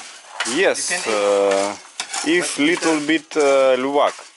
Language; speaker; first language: English; non-native, learner; Russian